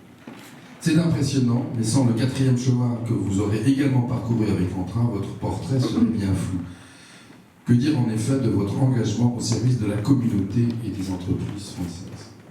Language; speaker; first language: French; native; French